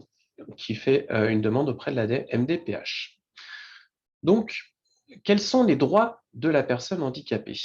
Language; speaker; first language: French; native; French